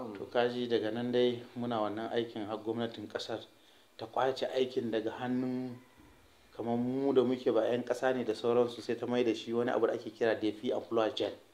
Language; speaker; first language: Hausa; early bilingual, heritage; Hausa